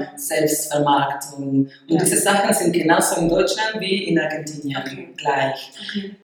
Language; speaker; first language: German; non-native, fluent; Spanish